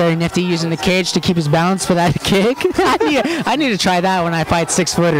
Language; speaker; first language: English; native; English